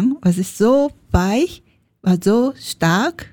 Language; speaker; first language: German; non-native, learner; Japanese